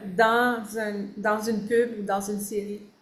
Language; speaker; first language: French; native; French